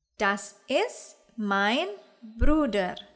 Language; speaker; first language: German; non-native, fluent; Indonesian